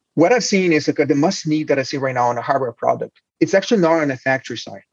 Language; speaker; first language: English; non-native, fluent; Portuguese